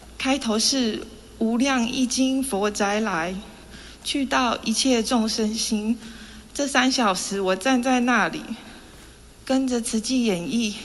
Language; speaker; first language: Chinese; native; Chinese